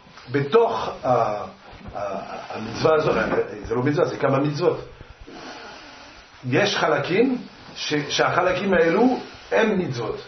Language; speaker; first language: Hebrew; non-native, fluent; French